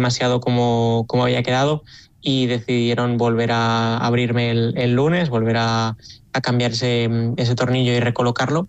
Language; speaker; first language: Spanish; native; Spanish